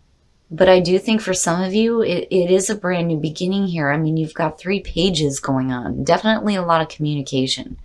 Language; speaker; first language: English; native; English